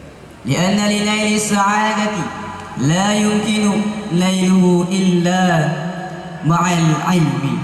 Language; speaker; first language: Arabic; non-native, learner; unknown